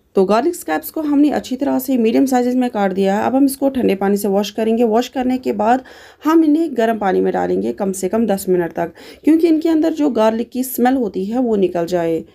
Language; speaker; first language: Hindi; non-native, local second language; Kashmiri